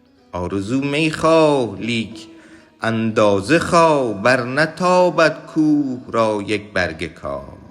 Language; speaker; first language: Persian; native; Persian